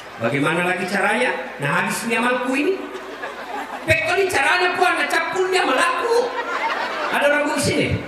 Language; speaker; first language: Indonesian; non-native, local second language; Buginese